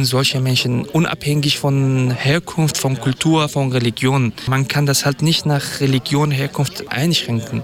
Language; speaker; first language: German; non-native, fluent; Kurdish